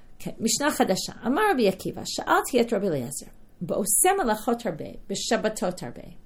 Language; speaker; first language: Hebrew; non-native, fluent; English